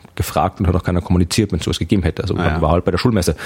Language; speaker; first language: German; native; German